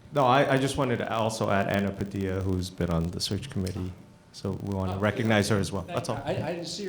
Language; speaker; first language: English; non-native, fluent; Chinese